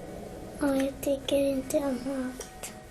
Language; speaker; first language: Swedish; non-native, learner; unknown